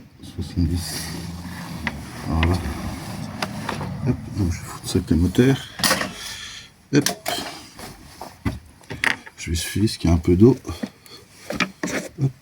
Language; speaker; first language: French; native; French